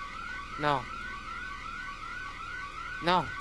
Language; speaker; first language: French; native; French